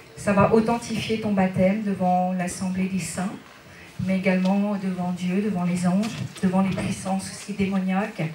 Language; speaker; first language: French; native; French